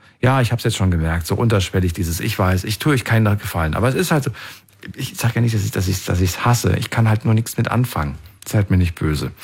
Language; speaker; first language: German; native; German